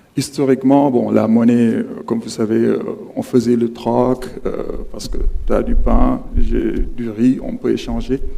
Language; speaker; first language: French; non-native, local second language; Wolof